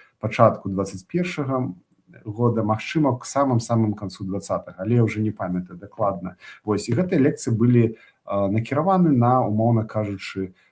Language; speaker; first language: Belarusian; non-native, local second language; Russian